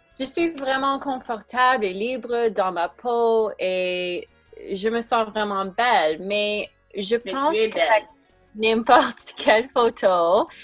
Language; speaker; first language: French; non-native, fluent; English